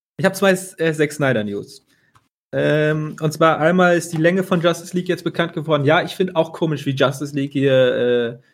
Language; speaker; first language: German; native; German